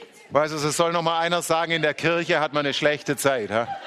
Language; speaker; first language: German; native; German